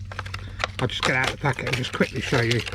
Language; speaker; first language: English; native; English